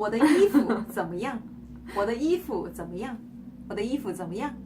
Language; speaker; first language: Chinese; non-native, learner; Korean